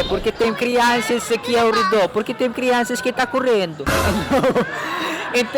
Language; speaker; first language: Portuguese; non-native, fluent; Filipino